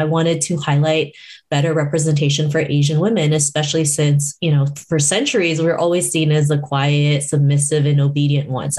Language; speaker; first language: English; native; English